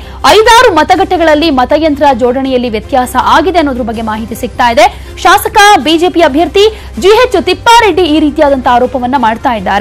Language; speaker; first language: Kannada; native; Kannada